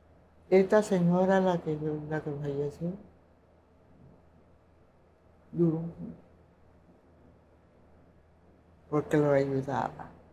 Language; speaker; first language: Spanish; non-native, local second language; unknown